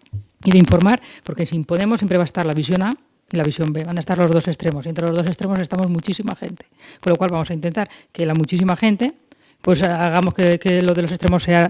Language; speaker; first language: Spanish; native; Spanish